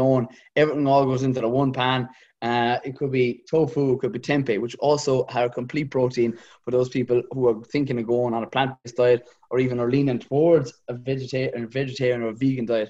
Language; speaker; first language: English; native; English